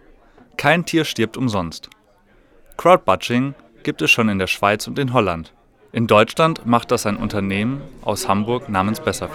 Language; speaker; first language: German; native; German